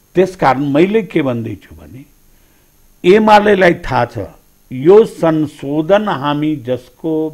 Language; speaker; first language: Nepali; non-native, local second language; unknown